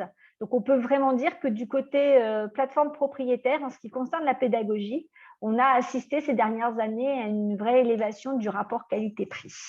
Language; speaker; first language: French; native; French